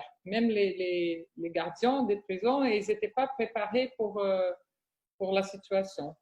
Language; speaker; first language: French; non-native, fluent; Portuguese